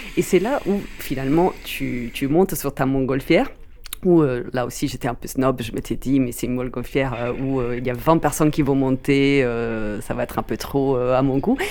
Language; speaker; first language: French; non-native, fluent; Italian